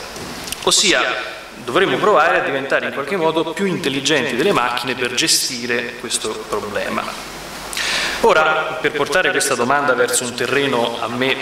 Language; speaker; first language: Italian; native; Italian